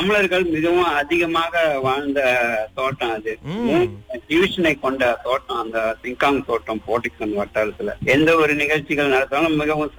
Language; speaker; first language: Tamil; early bilingual, heritage; Tamil